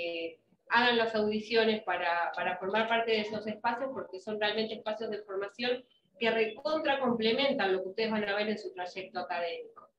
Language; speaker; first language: Spanish; native; Spanish